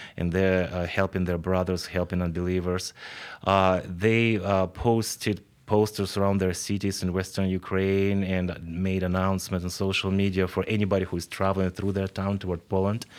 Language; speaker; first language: English; non-native, fluent; Ukrainian